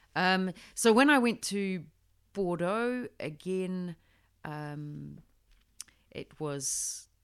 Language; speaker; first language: English; native; English